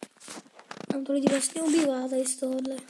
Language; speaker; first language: Czech; non-native, learner; Slovak